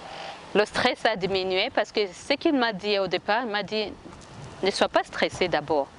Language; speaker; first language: French; non-native, local second language; Kinyarwanda